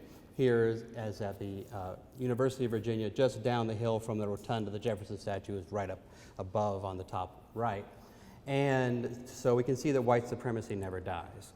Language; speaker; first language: English; native; English